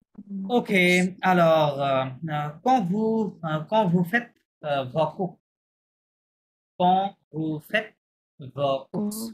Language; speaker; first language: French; non-native, fluent; Bangla